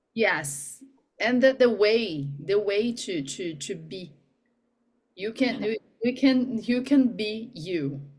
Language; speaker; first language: English; non-native, learner; Portuguese